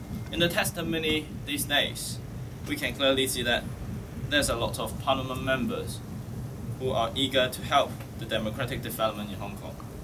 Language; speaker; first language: English; non-native, local second language; Cantonese